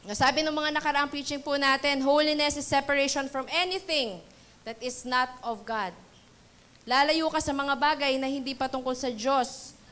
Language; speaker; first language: Filipino; native; Filipino